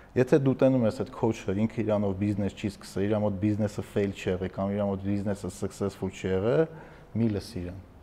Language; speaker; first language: Armenian; native; Armenian